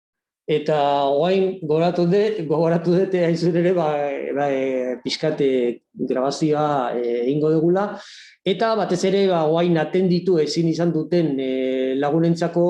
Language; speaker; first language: Basque; native; Basque